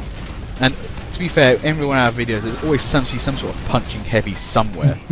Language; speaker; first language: English; native; English